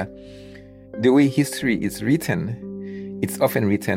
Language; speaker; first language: English; non-native, fluent; Haitian Creole